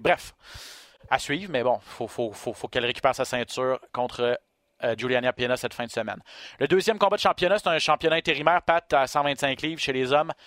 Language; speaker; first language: French; native; French